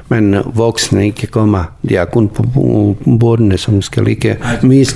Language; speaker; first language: Danish; non-native, learner; Bosnian